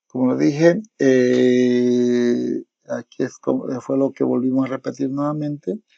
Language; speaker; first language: Spanish; native; Spanish